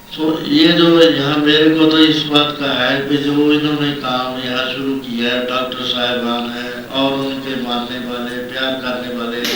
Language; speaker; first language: Hindi; non-native, local second language; Punjabi